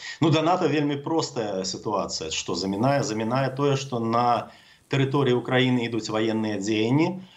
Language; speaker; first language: Belarusian; native; Belarusian